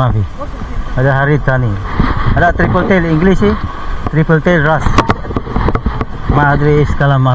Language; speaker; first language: Arabic; non-native, learner; Filipino